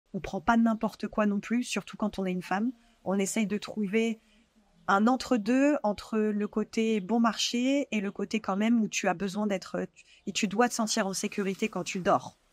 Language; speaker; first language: French; native; French